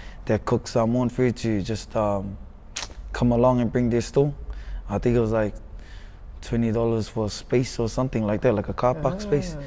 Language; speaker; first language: English; native; English